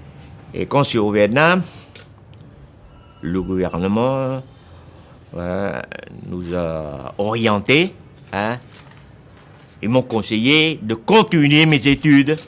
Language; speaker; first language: French; non-native, local second language; Vietnamese